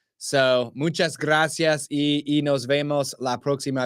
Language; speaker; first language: Spanish; non-native, learner; English